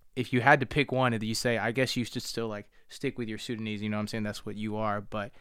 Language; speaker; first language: English; early bilingual, other home language; Spanish